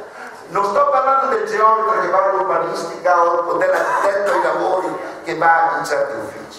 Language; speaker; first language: Italian; native; Italian